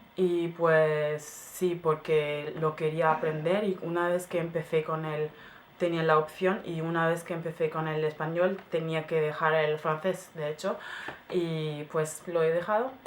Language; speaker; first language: Spanish; non-native, fluent; German